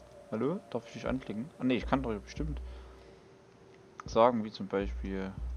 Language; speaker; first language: German; native; German